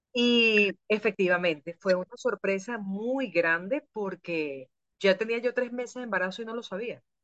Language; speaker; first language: Spanish; native; Spanish